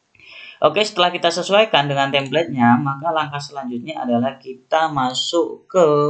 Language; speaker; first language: Indonesian; native; Indonesian